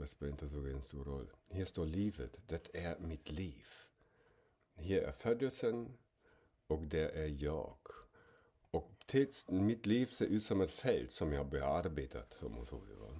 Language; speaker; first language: Swedish; non-native, fluent; German